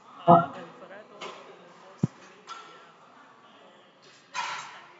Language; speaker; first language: Spanish; non-native, learner; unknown